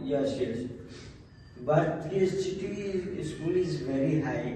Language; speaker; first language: English; non-native, learner; Hindi